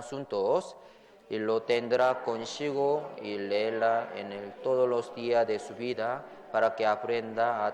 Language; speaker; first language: Spanish; non-native, fluent; Korean